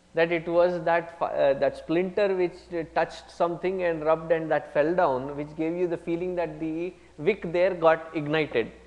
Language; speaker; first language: English; non-native, local second language; Hindi